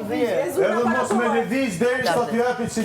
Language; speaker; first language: Albanian; native; Albanian